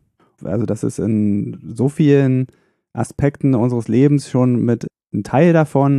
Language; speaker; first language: German; native; German